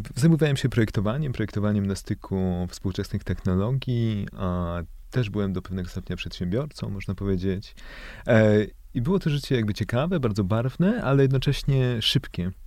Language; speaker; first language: Polish; native; Polish